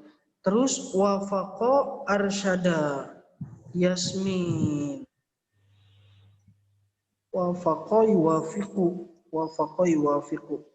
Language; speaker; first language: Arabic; non-native, fluent; Indonesian